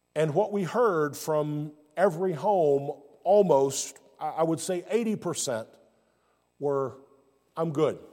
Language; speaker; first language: English; native; English